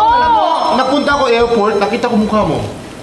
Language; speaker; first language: Filipino; non-native, fluent; Korean